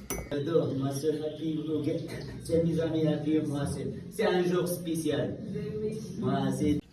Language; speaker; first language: French; non-native, learner; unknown